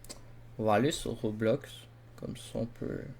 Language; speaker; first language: French; native; French